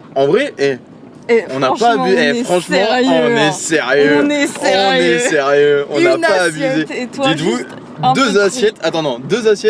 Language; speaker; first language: French; native; French